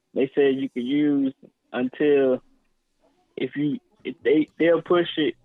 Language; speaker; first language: English; native; English